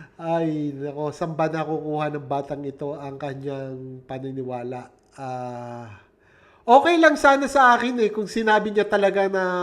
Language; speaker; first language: Filipino; native; Filipino